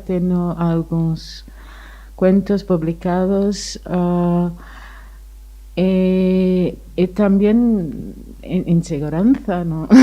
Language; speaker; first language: Spanish; non-native, fluent; Portuguese